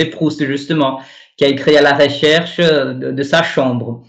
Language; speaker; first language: French; non-native, fluent; Portuguese